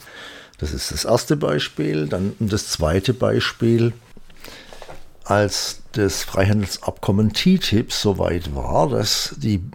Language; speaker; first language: German; native; German